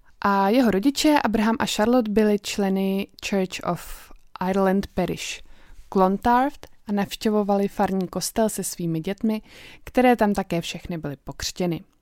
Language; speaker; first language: Czech; native; Czech